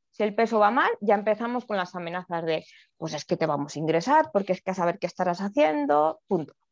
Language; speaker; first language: Spanish; native; Spanish